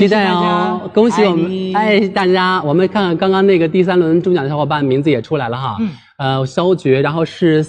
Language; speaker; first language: Chinese; native; Chinese